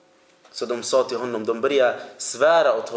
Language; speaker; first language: Swedish; early bilingual, other home language; Arabic